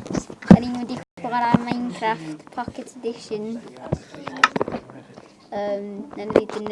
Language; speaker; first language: Welsh; non-native, local second language; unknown